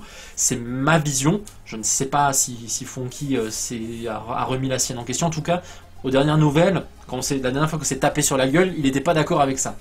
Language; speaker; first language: French; native; French